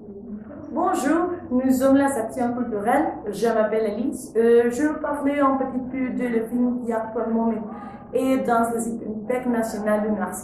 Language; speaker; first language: French; non-native, learner; Spanish